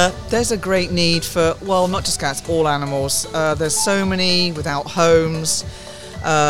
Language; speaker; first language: English; native; English